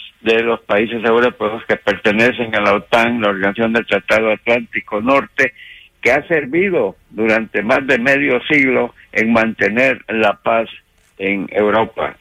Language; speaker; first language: Spanish; native; Spanish